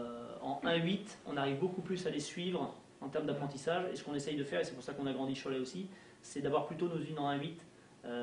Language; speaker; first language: French; native; French